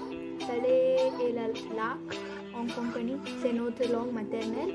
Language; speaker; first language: French; non-native, fluent; Konkani